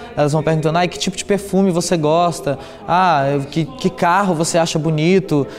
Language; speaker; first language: Portuguese; native; Portuguese